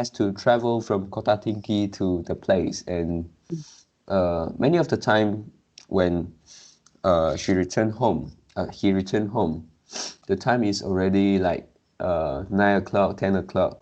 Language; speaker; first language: English; non-native, local second language; Chinese